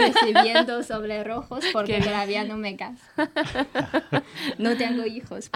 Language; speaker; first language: Spanish; non-native, fluent; Chinese